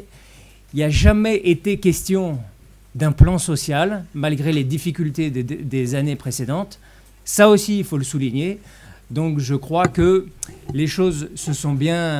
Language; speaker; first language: French; native; French